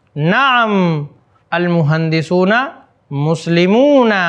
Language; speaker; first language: Arabic; non-native, fluent; Urdu